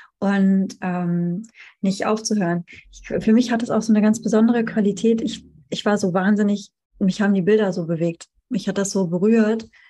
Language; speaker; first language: German; native; German